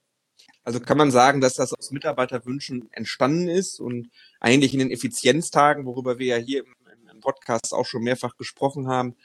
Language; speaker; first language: German; native; German